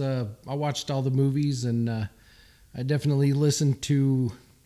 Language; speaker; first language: English; early bilingual, other home language; Swedish